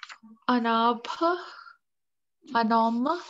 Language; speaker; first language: French; non-native, learner; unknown